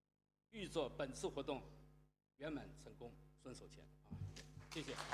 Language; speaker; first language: Chinese; native; Chinese